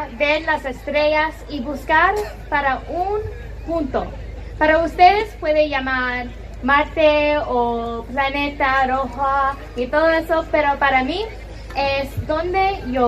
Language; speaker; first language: Spanish; non-native, learner; English